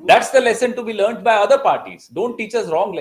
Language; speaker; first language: English; non-native, local second language; Hindi